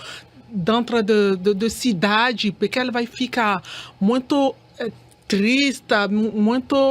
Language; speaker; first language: Portuguese; non-native, learner; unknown